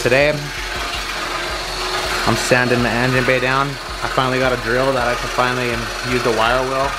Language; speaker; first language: English; native; English